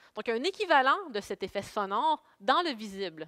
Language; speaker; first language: French; native; French